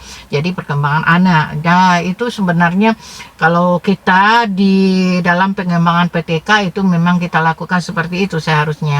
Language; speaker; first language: Indonesian; native; Indonesian